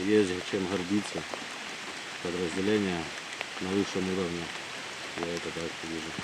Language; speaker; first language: Russian; native; Russian